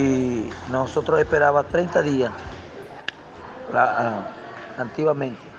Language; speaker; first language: Spanish; non-native, local second language; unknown